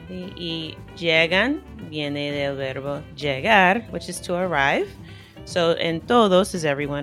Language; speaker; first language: Spanish; non-native, fluent; English